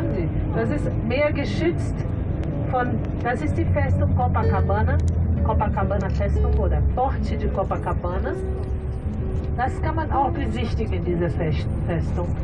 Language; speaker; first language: German; non-native, fluent; Portuguese